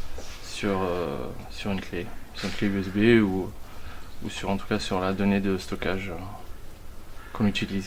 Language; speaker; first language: French; native; French